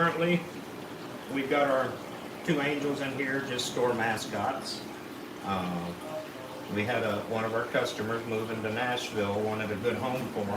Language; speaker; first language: English; native; English